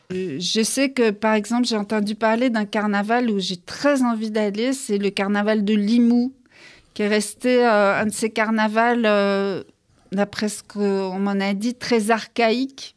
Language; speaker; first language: French; native; French